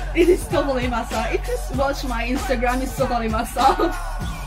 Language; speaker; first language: English; non-native, learner; French